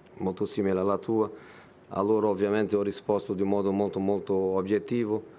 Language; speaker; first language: Italian; non-native, fluent; Portuguese